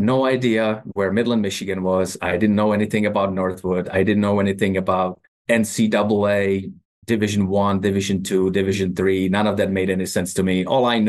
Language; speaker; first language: English; non-native, fluent; Czech